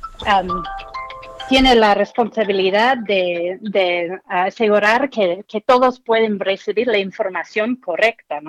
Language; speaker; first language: Spanish; non-native, fluent; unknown